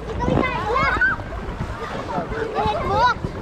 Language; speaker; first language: Norwegian; early bilingual, other home language; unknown